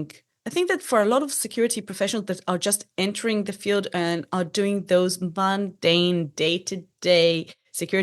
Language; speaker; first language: English; non-native, fluent; Hebrew